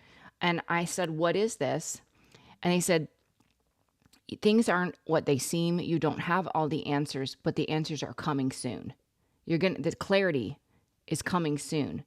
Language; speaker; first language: English; native; English